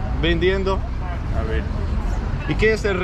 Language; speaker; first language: Spanish; non-native, learner; English